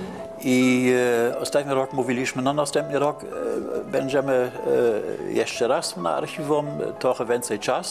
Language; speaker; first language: Polish; non-native, learner; German